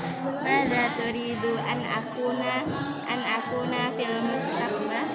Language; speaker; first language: Arabic; non-native, learner; Indonesian